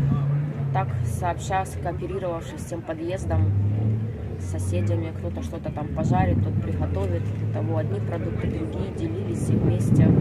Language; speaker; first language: Russian; native; Russian